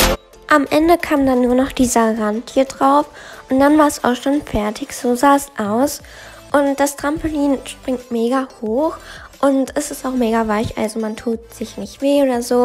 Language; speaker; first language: German; native; German